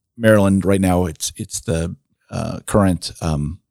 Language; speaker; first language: English; native; English